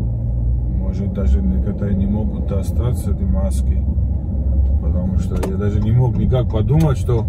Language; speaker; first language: Russian; non-native, fluent; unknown